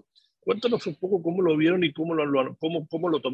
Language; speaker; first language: Spanish; native; Spanish